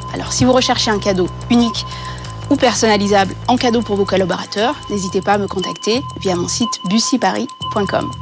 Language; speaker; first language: French; native; French